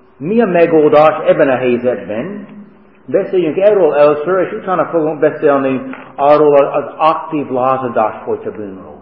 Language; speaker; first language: Hungarian; non-native, fluent; English